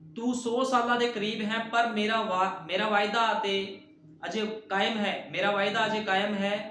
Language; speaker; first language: Hindi; non-native, local second language; Punjabi